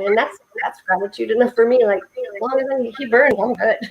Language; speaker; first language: English; native; English